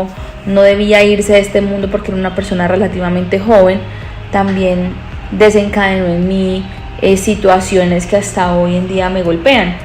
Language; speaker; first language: Spanish; native; Spanish